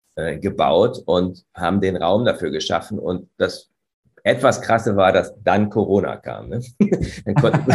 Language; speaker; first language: German; native; German